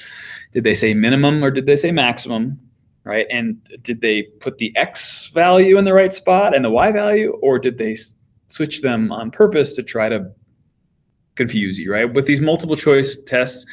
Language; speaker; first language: English; native; English